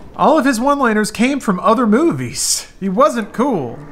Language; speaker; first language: English; native; English